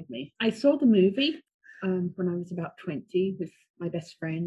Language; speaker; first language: English; native; English